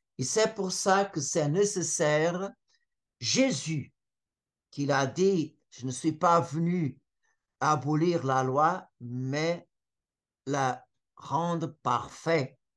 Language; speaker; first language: French; non-native, fluent; Portuguese